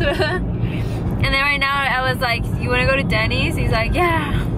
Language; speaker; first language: English; early bilingual, other home language; Spanish